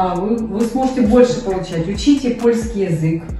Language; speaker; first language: Russian; native; Russian